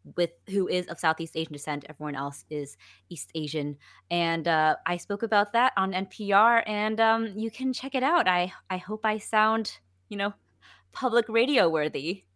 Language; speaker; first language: English; early bilingual, other home language; Vietnamese